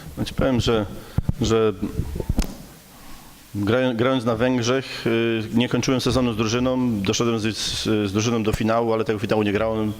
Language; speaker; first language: Polish; native; Polish